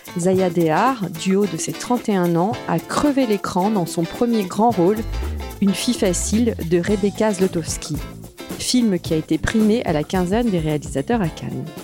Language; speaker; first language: French; native; French